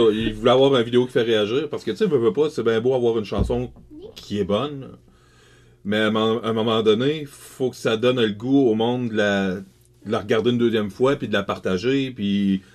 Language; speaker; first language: French; native; French